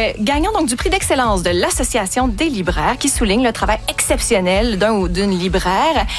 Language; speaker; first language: French; native; French